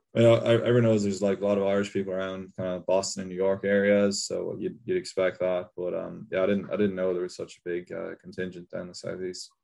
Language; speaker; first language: English; native; English